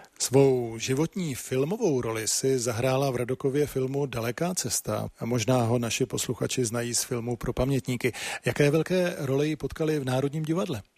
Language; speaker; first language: Czech; native; Czech